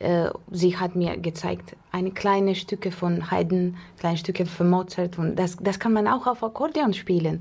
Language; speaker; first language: German; non-native, learner; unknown